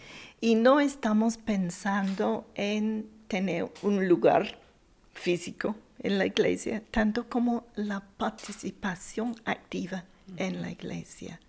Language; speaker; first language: Spanish; non-native, fluent; English